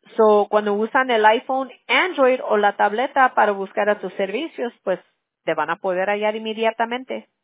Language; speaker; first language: Spanish; early bilingual, heritage; Spanish